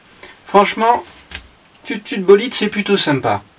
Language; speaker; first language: French; native; French